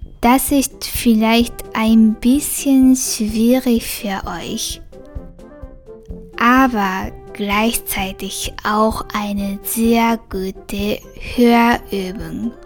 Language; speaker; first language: German; non-native, fluent; Japanese